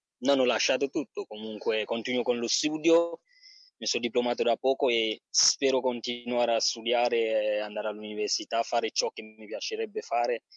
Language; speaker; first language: Italian; non-native, fluent; French